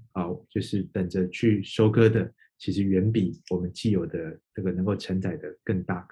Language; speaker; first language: Chinese; native; Chinese